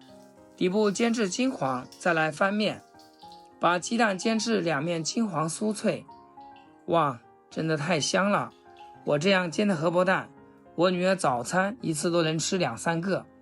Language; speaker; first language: Chinese; native; Chinese